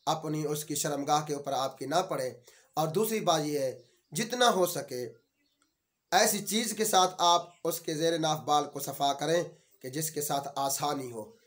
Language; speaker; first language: Urdu; non-native, local second language; Saraiki